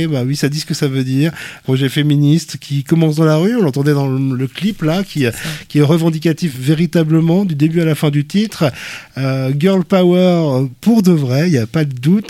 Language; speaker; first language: French; native; French